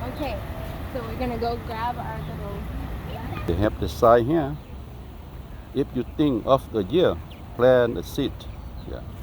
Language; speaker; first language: English; non-native, learner; Lao